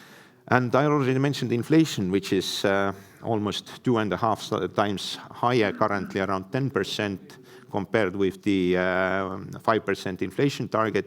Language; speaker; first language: English; non-native, fluent; Estonian